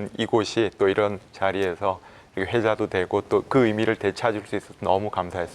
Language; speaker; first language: Korean; native; Korean